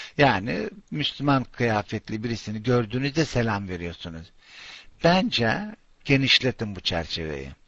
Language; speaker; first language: Turkish; non-native, fluent; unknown